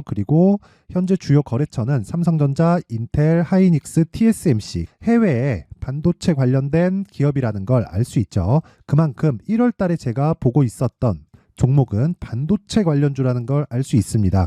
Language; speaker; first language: Korean; native; Korean